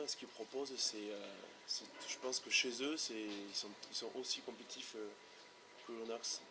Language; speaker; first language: French; native; French